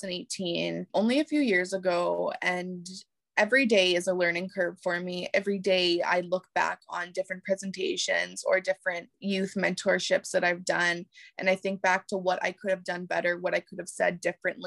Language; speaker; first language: English; native; English